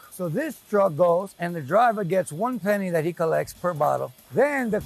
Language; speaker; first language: English; native; English